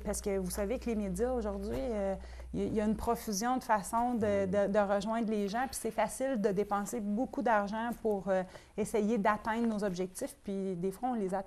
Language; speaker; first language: French; native; French